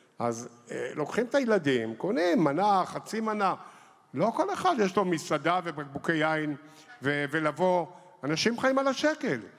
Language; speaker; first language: Hebrew; native; Hebrew